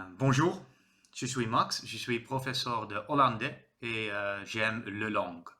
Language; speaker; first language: French; non-native, learner; Dutch